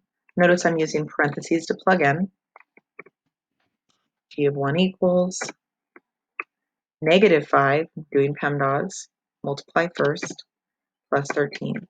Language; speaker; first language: English; native; English